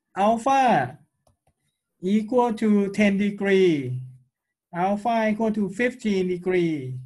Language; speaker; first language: English; non-native, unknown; Thai